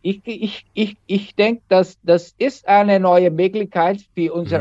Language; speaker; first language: German; non-native, learner; Portuguese